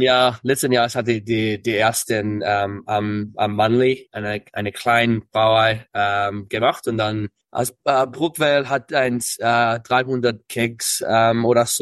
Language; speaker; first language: German; early bilingual, heritage; English